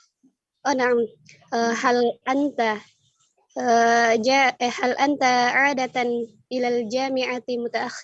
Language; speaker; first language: Arabic; non-native, learner; Indonesian